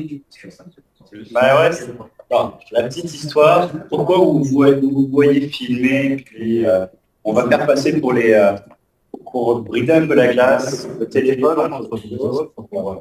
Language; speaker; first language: French; native; French